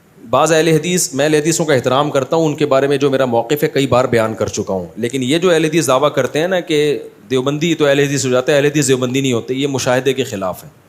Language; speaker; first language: Urdu; native; Urdu